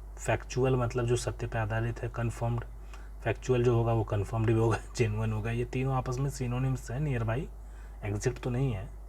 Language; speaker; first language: Hindi; native; Hindi